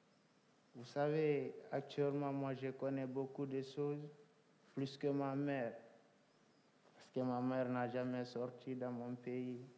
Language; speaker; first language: French; non-native, local second language; Fula